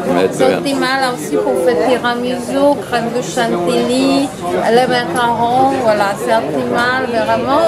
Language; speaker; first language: French; non-native, learner; Italian